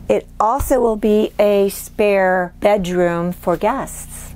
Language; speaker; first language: English; non-native, fluent; Spanish